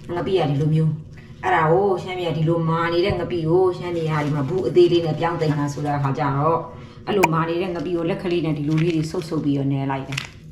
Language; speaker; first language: Burmese; native; Burmese